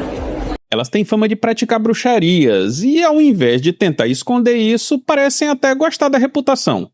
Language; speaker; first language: Portuguese; native; Portuguese